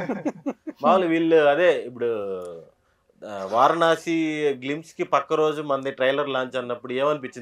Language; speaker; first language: Telugu; native; Telugu